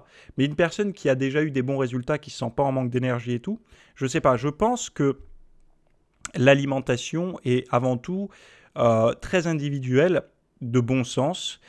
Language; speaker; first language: French; native; French